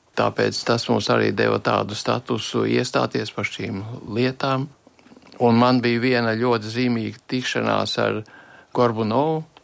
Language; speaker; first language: Latvian; native; Latvian